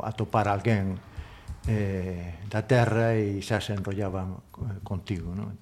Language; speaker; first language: Galician; non-native, local second language; Spanish